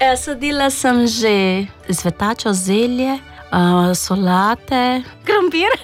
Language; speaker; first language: Slovenian; non-native, fluent; Portuguese